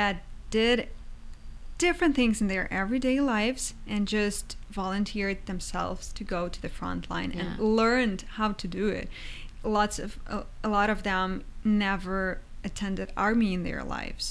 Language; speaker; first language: English; non-native, fluent; Ukrainian